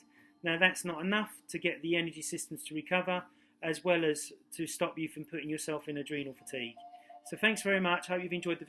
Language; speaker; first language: English; native; English